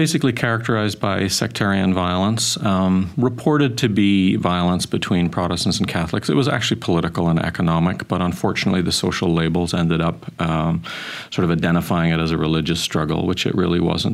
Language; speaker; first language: English; native; English